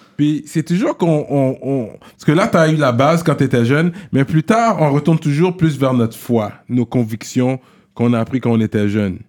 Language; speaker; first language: French; native; French